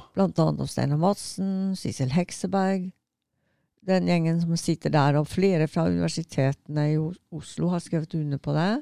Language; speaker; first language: Norwegian; native; Norwegian